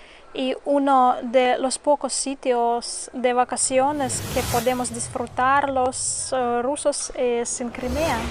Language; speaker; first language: Spanish; non-native, fluent; Russian